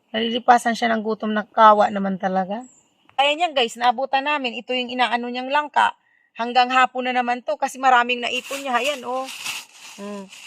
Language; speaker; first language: Filipino; non-native, local second language; Bikol